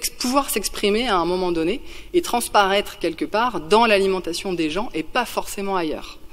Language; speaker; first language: French; native; French